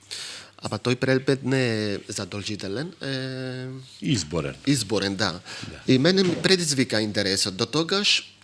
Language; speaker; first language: Macedonian; non-native, fluent; Greek